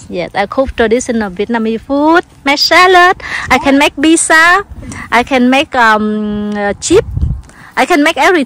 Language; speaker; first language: English; non-native, local second language; Vietnamese